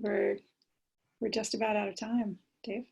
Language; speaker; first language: English; native; English